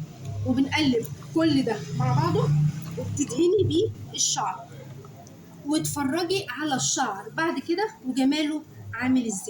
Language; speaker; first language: Arabic; native; Arabic